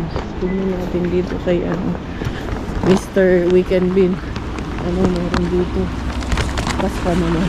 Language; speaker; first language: Filipino; non-native, local second language; Cebuano